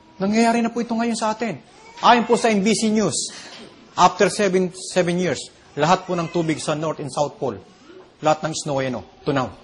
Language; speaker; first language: Filipino; non-native, local second language; Bikol